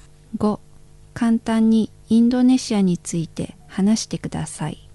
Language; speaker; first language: Japanese; non-native, fluent; Indonesian